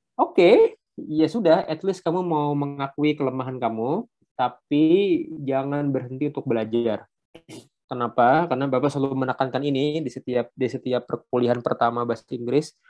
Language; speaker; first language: Indonesian; non-native, local second language; Banjar